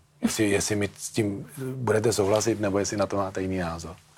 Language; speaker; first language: Czech; native; Czech